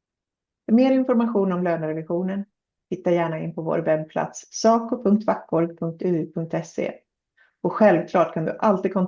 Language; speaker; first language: Swedish; native; Swedish